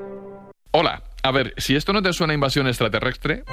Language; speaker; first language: Spanish; native; Spanish